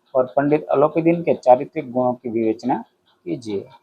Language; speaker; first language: Hindi; non-native, local second language; Gujarati